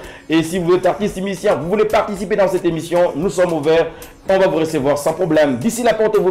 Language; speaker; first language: French; non-native, local second language; Swahili